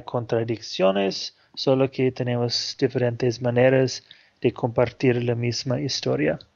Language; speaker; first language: Spanish; non-native, fluent; English